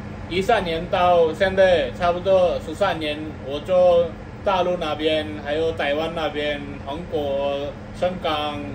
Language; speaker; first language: Chinese; non-native, learner; Telugu